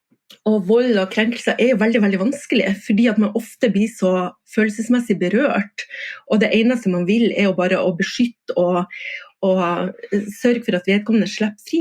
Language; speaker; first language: Norwegian; native; Norwegian